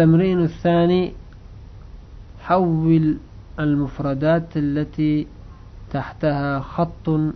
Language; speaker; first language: Arabic; non-native, fluent; Uzbek